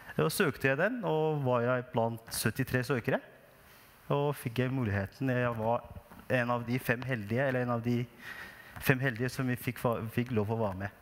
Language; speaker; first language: Norwegian; non-native, fluent; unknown